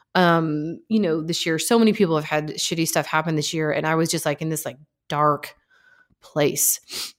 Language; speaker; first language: English; native; English